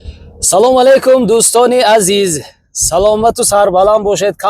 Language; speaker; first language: Persian; native; Persian